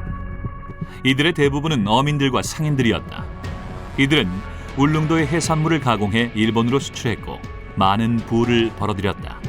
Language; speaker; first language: Korean; native; Korean